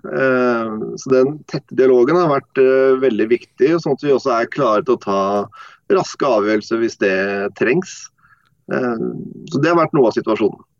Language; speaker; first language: Norwegian; non-native, fluent; English